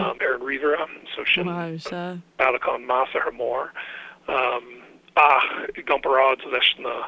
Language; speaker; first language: Irish; non-native, fluent; English